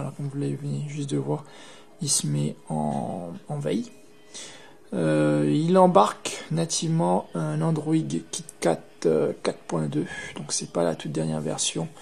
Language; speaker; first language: French; native; French